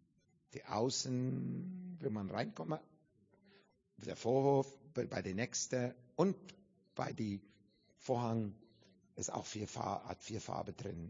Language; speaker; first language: German; non-native, fluent; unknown